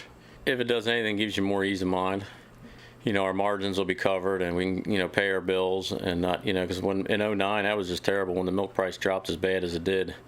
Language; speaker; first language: English; native; English